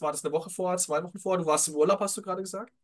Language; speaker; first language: German; native; German